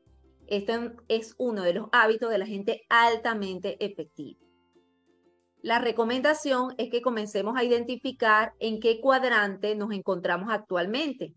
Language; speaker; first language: Spanish; native; Spanish